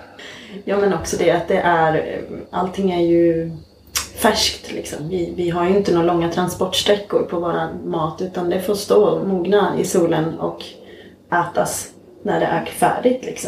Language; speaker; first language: Swedish; native; Swedish